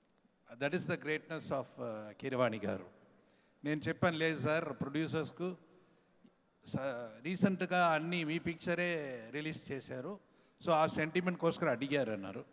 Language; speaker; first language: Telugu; non-native, learner; Tamil